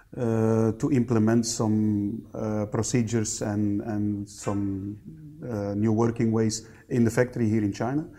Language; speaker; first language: English; non-native, fluent; Dutch